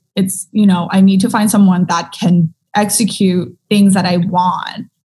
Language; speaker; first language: English; early bilingual, other home language; Thai